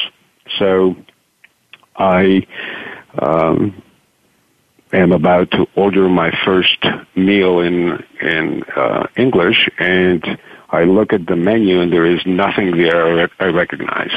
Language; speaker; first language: English; non-native, fluent; Greek